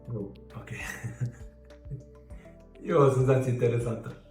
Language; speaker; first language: Romanian; native; Romanian